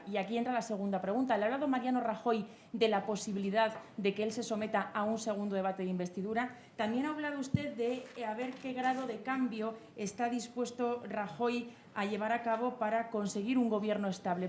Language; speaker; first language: Spanish; native; Spanish